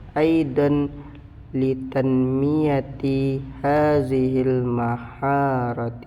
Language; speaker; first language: Arabic; non-native, learner; Indonesian